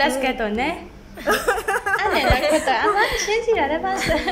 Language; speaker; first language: Japanese; non-native, learner; Burmese